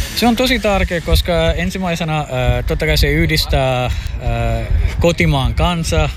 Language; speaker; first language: Finnish; non-native, fluent; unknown